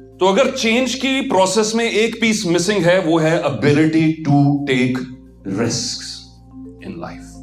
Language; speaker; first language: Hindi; non-native, local second language; Punjabi